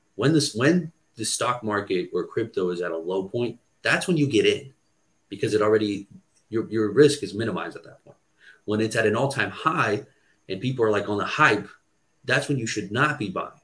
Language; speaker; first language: English; non-native, fluent; Portuguese